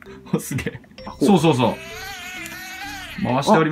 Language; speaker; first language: Japanese; native; Japanese